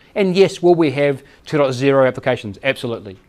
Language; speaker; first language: English; native; English